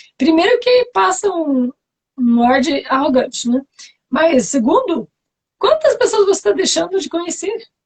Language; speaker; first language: Portuguese; non-native, fluent; French